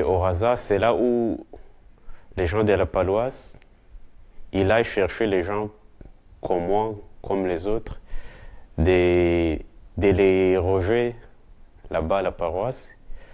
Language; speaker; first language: French; non-native, local second language; Kinyarwanda